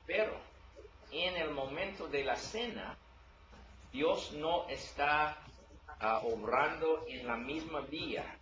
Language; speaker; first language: Spanish; non-native, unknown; English